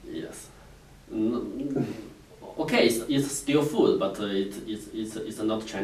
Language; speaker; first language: English; non-native, learner; Chinese